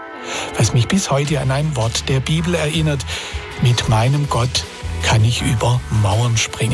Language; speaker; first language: German; native; German